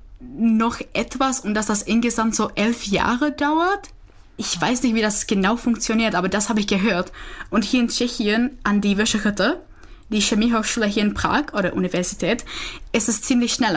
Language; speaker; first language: German; non-native, fluent; Czech